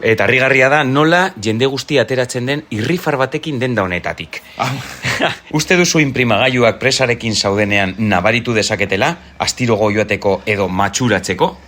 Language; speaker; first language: Basque; native; Basque